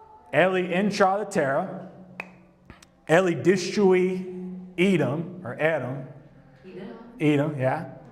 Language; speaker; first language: Portuguese; non-native, learner; English